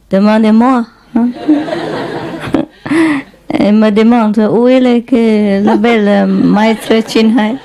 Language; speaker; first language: French; non-native, learner; Vietnamese